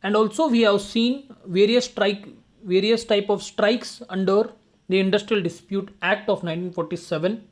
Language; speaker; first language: English; non-native, local second language; Kannada